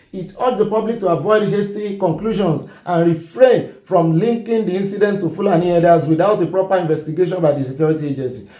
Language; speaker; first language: English; non-native, local second language; Yoruba